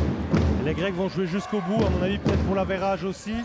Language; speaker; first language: French; native; French